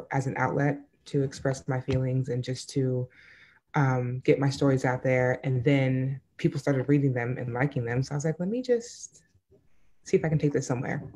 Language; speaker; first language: English; native; English